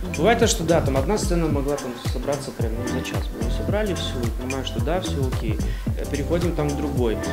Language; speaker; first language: Russian; native; Russian